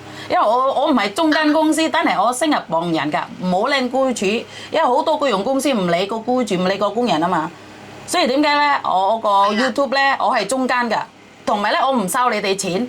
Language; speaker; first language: Cantonese; non-native, fluent; Javanese